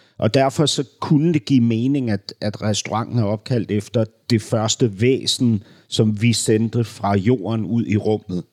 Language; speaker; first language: Danish; native; Danish